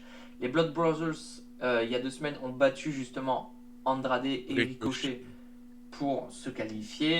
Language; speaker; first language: French; native; French